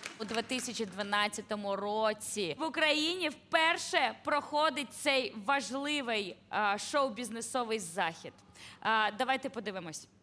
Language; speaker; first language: Ukrainian; native; Ukrainian